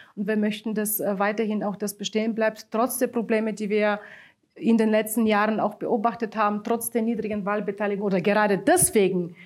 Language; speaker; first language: German; non-native, fluent; Bulgarian